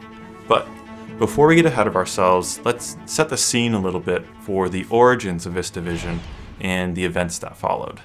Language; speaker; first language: English; native; English